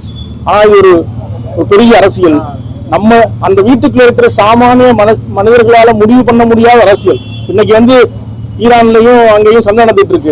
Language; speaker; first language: Tamil; native; Tamil